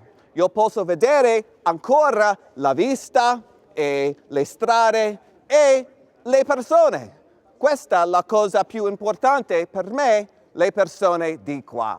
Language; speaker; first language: Italian; non-native, fluent; English